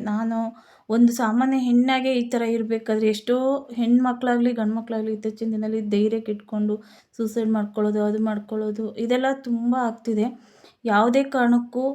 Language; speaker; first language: Kannada; native; Kannada